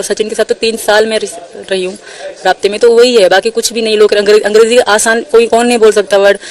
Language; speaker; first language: Urdu; non-native, local second language; Sindhi